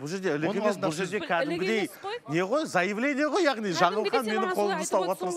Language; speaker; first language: Kazakh; native; Kazakh